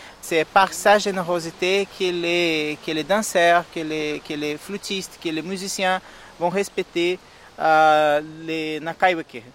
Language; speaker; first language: French; non-native, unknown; Portuguese